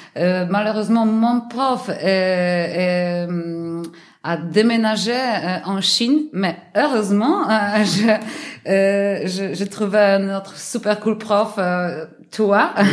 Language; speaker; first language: French; non-native, learner; Polish